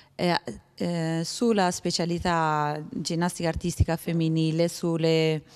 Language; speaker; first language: Italian; non-native, fluent; Albanian